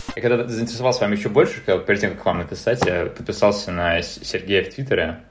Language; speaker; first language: Russian; native; Russian